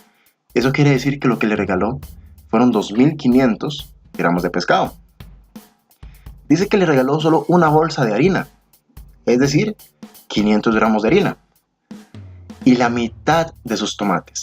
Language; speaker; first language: Spanish; native; Spanish